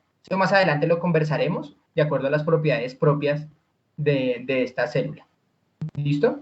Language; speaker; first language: Spanish; native; Spanish